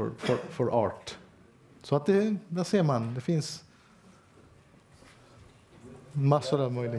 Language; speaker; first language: Swedish; non-native, fluent; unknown